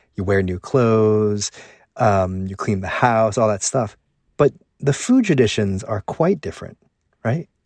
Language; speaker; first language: English; early bilingual, other home language; Cantonese